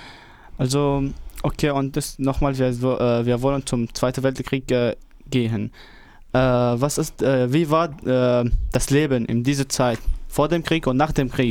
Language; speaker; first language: German; non-native, learner; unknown